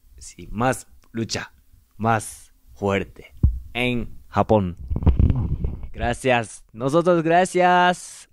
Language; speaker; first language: Spanish; non-native, learner; Japanese